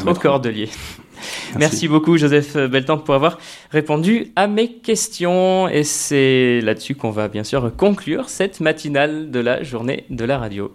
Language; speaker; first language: French; native; French